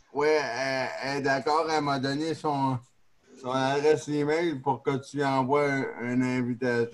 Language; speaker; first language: French; native; French